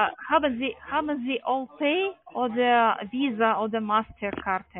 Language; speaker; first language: German; non-native, learner; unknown